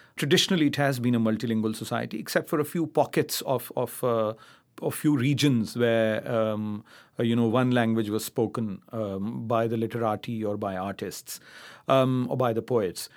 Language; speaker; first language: English; non-native, local second language; Urdu